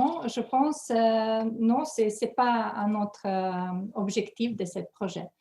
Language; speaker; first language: French; non-native, learner; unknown